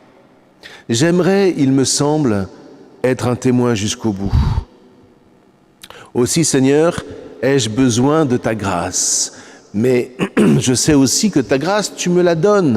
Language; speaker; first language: French; native; French